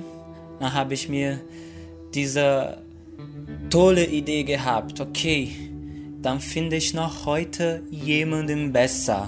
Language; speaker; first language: German; non-native, fluent; Portuguese